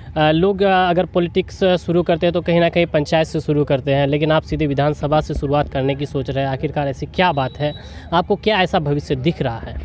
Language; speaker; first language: Hindi; native; Hindi